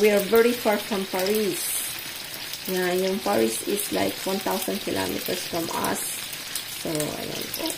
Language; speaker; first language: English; non-native, local second language; Filipino